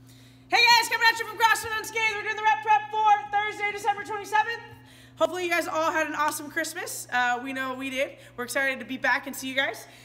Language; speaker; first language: English; native; English